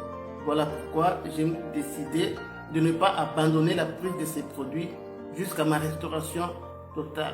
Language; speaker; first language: French; non-native, local second language; Lingala